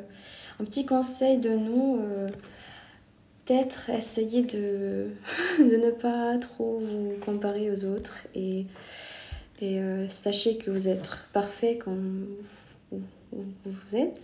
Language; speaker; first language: French; non-native, fluent; Hungarian